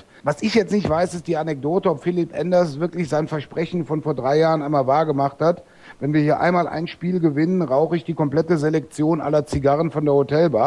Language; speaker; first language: German; native; German